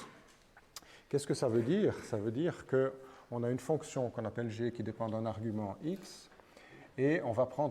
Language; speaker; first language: French; native; French